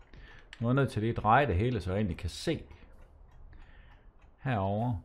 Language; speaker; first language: Danish; native; Danish